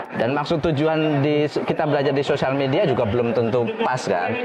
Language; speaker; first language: Indonesian; native; Indonesian